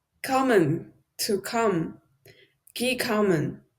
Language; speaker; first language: German; non-native, learner; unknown